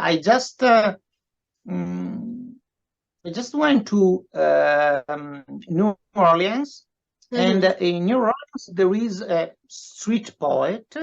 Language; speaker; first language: English; non-native, fluent; Italian